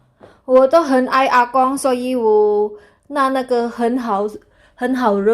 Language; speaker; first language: Chinese; non-native, learner; Javanese